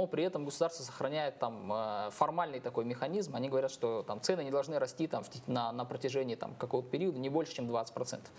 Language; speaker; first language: Russian; native; Russian